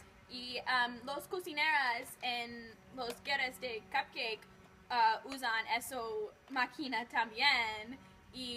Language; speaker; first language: Spanish; non-native, learner; English